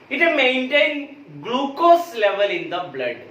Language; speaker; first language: English; non-native, local second language; Malayalam